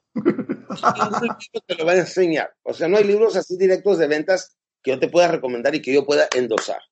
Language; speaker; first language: Spanish; native; Spanish